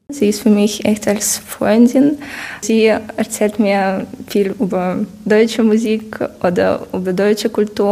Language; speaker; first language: German; non-native, fluent; Ukrainian